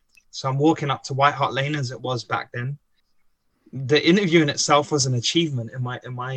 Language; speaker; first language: English; native; English